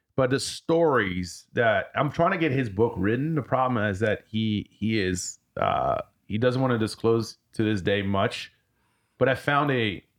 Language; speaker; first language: English; early bilingual, other home language; French